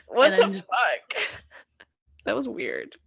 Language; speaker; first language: English; native; English